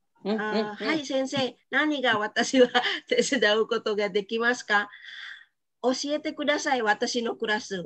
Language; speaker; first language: Japanese; non-native, fluent; Indonesian